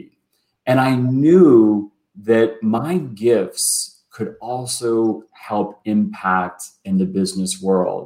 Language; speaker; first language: English; native; English